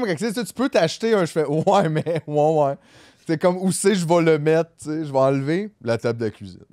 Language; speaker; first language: French; native; French